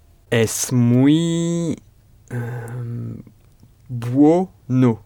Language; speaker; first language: Spanish; non-native, learner; French